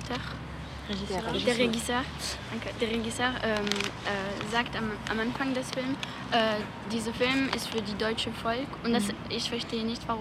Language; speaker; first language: German; non-native, learner; French